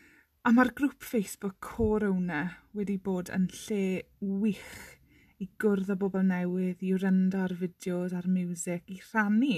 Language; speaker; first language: Welsh; non-native, local second language; English